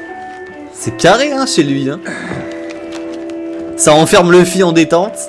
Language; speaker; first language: French; native; French